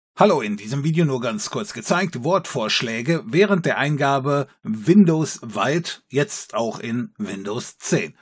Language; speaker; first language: German; native; German